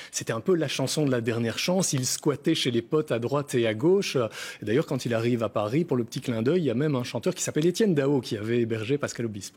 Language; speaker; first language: French; native; French